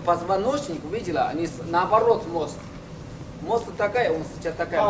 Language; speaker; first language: Russian; non-native, learner; Chinese